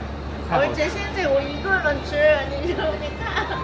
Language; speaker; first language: Chinese; non-native, learner; Korean